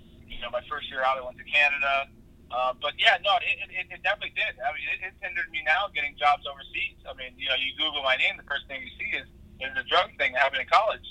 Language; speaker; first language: English; native; English